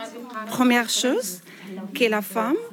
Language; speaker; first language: French; non-native, learner; Arabic